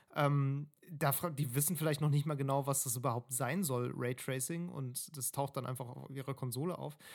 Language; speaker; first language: German; native; German